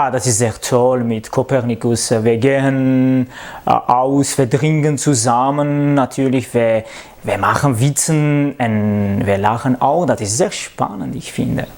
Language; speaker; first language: German; non-native, learner; French